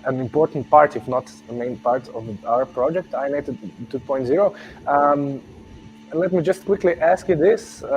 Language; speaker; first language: English; non-native, fluent; Slovenian